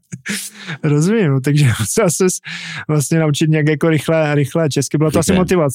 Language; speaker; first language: Czech; native; Czech